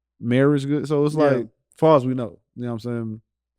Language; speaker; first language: English; native; English